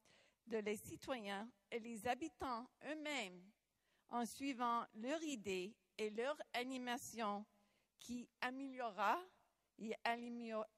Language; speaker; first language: French; non-native, local second language; English